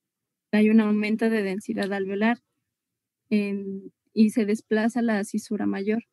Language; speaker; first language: Spanish; native; Spanish